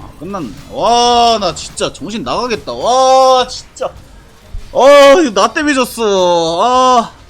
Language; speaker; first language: Korean; native; Korean